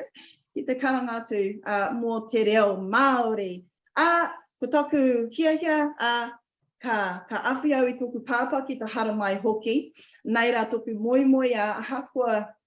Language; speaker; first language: Māori; non-native, local second language; English